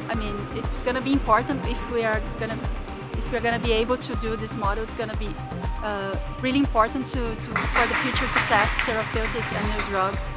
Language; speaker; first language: English; non-native, fluent; Portuguese